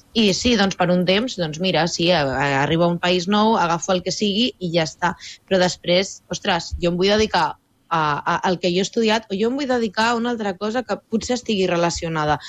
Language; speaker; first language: Catalan; early bilingual, other home language; Arabic